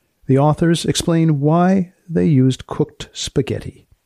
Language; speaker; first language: English; native; English